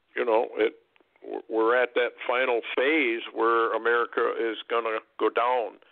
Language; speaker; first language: English; native; English